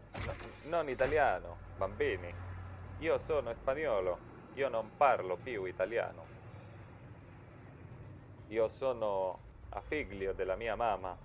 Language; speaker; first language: Italian; non-native, learner; Spanish